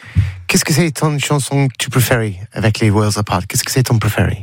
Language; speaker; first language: French; non-native, learner; English